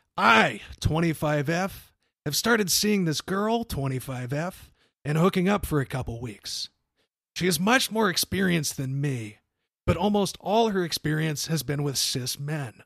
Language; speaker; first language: English; native; English